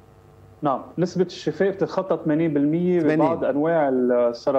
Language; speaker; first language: Arabic; native; Arabic